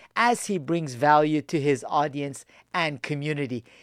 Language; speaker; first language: English; early bilingual, other home language; Persian